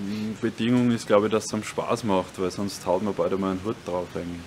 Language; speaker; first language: German; native; German